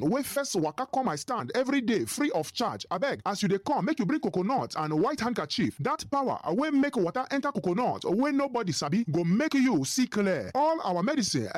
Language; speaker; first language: Nigerian Pidgin; non-native, local second language; Igbo